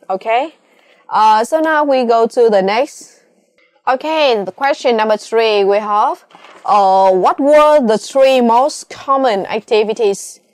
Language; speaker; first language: English; non-native, fluent; Vietnamese